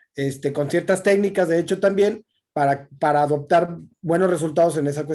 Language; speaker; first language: Spanish; native; Spanish